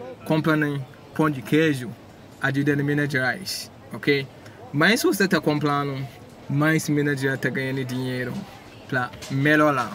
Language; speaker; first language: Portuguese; non-native, fluent; English